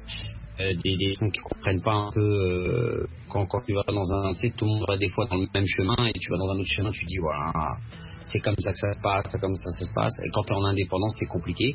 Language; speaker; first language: French; early bilingual, other home language; Arabic